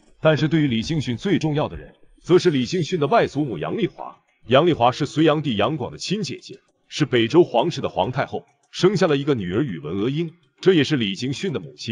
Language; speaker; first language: Chinese; native; Chinese